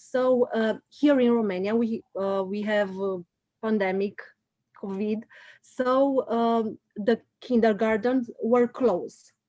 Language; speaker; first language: English; non-native, learner; Romanian